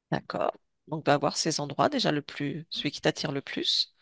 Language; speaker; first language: French; native; French